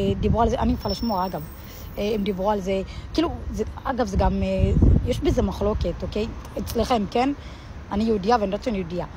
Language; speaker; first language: Hebrew; early bilingual, other home language; Amharic